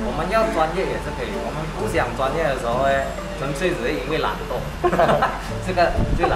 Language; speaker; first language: Chinese; native; Chinese